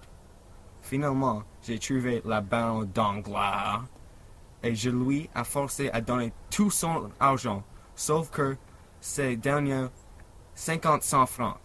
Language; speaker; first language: French; non-native, learner; English